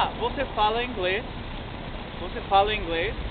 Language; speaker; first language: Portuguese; non-native, learner; English